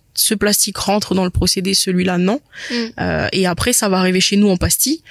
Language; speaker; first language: French; native; French